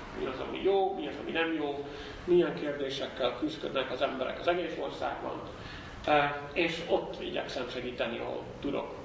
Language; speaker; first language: Hungarian; non-native, fluent; Dutch